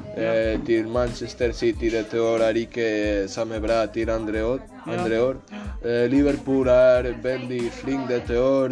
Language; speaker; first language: Norwegian; non-native, learner; Spanish